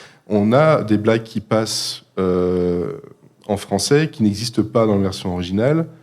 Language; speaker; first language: French; native; French